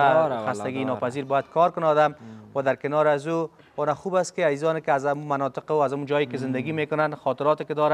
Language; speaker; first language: Persian; native; Persian